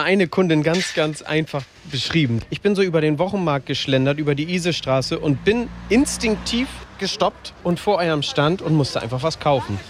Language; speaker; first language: German; native; German